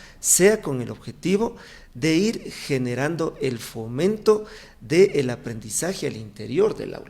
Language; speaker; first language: Spanish; native; Spanish